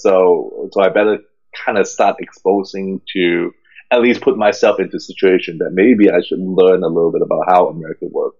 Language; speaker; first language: English; early bilingual, other home language; Cantonese